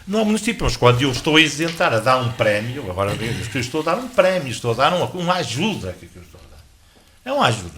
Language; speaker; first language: Portuguese; native; Portuguese